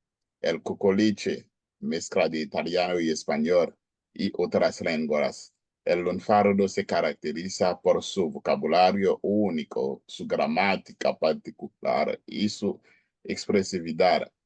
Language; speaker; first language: Spanish; non-native, learner; Haitian Creole